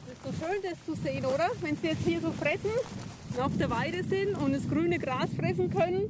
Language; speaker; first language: German; native; German